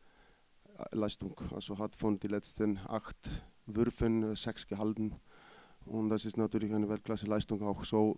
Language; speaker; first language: German; non-native, fluent; Icelandic